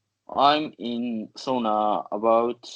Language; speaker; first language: English; non-native, learner; Japanese